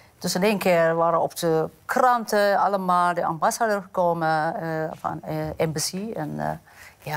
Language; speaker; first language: Dutch; non-native, fluent; Amharic